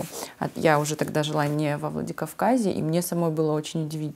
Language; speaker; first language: Russian; non-native, local second language; Ossetic